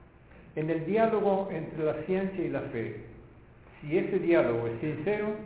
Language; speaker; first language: Spanish; native; Spanish